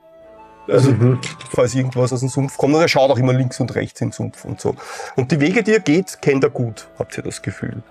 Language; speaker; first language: German; native; German